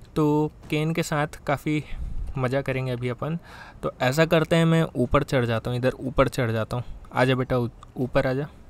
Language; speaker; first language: Hindi; native; Hindi